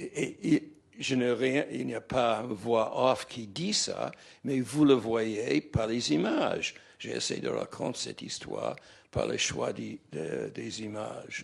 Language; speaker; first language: French; non-native, fluent; English